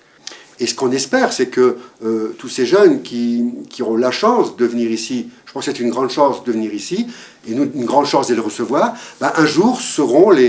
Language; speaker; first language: French; native; French